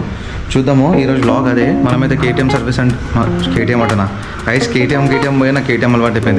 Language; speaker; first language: Telugu; native; Telugu